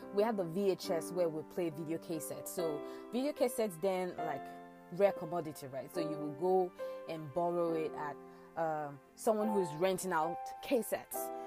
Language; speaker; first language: English; non-native, local second language; Yoruba